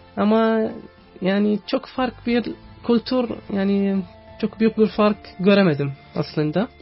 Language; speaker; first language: Turkish; non-native, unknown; Arabic